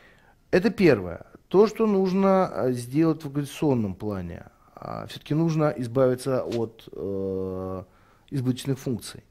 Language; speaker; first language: Russian; native; Russian